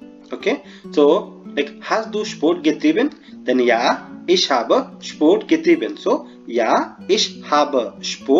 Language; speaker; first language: German; non-native, fluent; Hindi